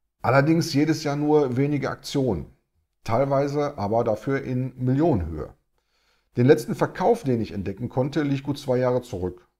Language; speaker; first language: German; native; German